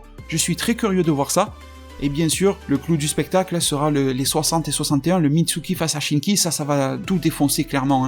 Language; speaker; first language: French; native; French